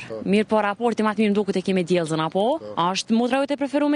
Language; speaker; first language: Albanian; native; Albanian